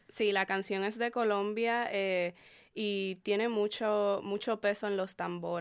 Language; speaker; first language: Spanish; early bilingual, heritage; Spanish